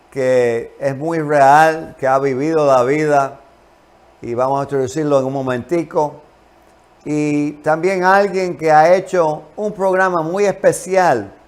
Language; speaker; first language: Spanish; non-native, fluent; English